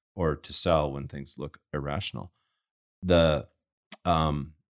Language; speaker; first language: English; native; English